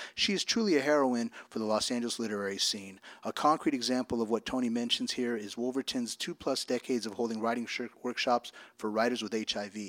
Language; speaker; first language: English; native; English